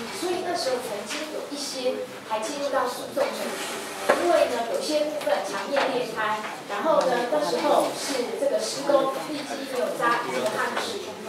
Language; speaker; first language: Chinese; native; Chinese